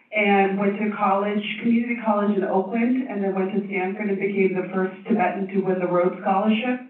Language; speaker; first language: English; non-native, fluent; Chinese